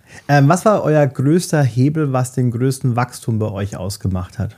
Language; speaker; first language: German; native; German